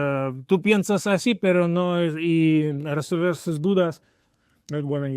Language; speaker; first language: Spanish; non-native, learner; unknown